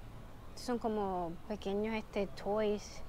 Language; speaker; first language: Spanish; early bilingual, heritage; Spanish